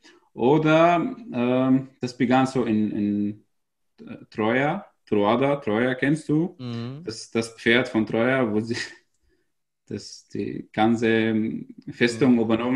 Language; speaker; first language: German; non-native, fluent; Arabic